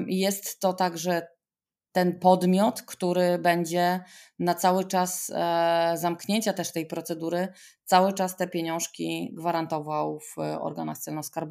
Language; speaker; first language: Polish; native; Polish